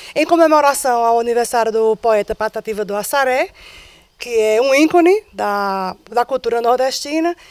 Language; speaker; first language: Portuguese; native; Portuguese